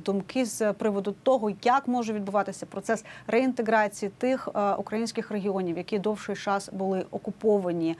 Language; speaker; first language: Ukrainian; native; Ukrainian